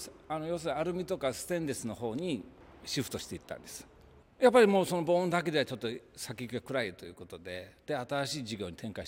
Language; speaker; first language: Japanese; native; Japanese